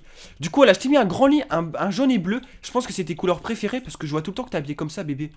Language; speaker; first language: French; native; French